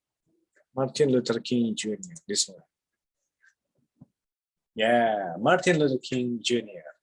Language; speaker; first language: English; non-native, fluent; Indonesian